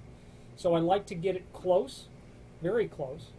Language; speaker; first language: English; native; English